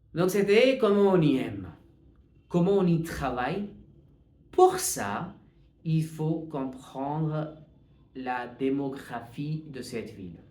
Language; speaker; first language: French; non-native, fluent; Hindi